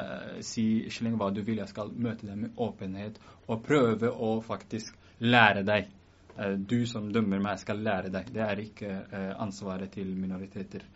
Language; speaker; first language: Norwegian; early bilingual, other home language; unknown